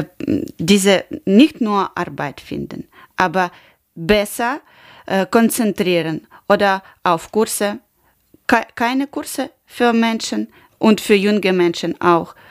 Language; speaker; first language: German; non-native, learner; Ukrainian